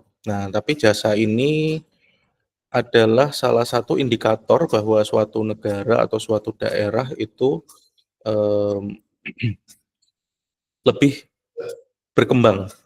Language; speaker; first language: Indonesian; native; Indonesian